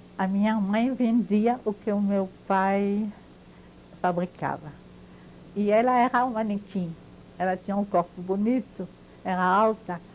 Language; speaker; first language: Portuguese; non-native, fluent; French